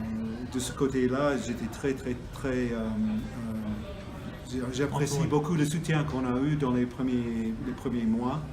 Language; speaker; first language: French; non-native, fluent; English